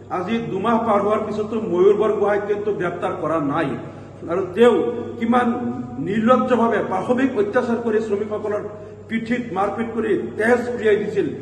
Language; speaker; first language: Assamese; non-native, local second language; Bangla